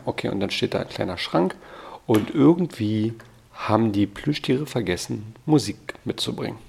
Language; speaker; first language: German; native; German